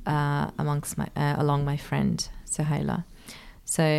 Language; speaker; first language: English; early bilingual, other home language; Persian